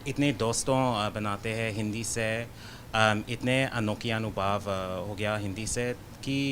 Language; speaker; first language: Hindi; non-native, fluent; English